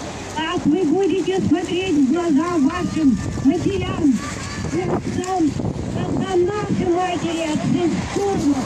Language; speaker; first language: Russian; native; Russian